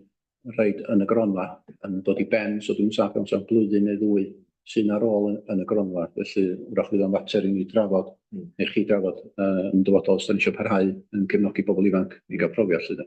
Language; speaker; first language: Welsh; native; Welsh